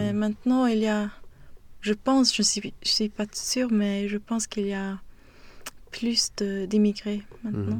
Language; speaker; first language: French; non-native, fluent; Swedish